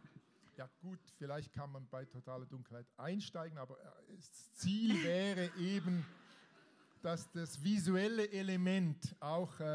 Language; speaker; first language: German; native; German